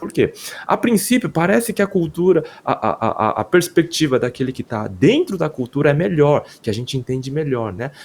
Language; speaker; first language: Portuguese; non-native, fluent; Korean